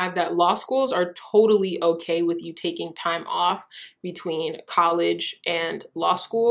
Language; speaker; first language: English; early bilingual, other home language; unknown